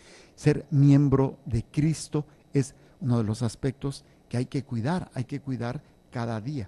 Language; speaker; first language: Spanish; native; Spanish